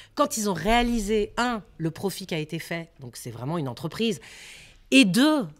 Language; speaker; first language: French; native; French